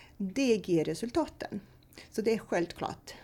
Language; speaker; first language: Swedish; non-native, fluent; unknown